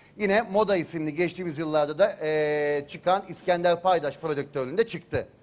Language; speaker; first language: Turkish; native; Turkish